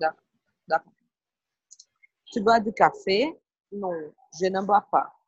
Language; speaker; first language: French; non-native, learner; Portuguese